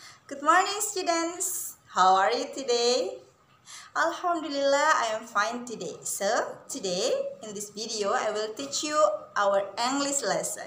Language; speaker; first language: English; non-native, fluent; Indonesian